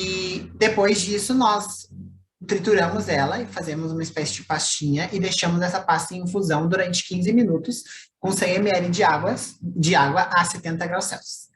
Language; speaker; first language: Portuguese; native; Portuguese